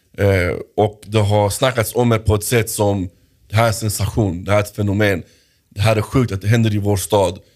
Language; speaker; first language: Swedish; native; Swedish